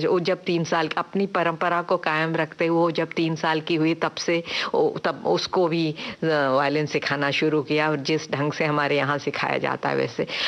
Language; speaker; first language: Hindi; non-native, local second language; Tamil